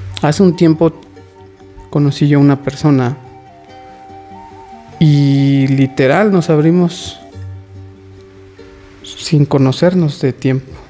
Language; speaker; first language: Spanish; native; Spanish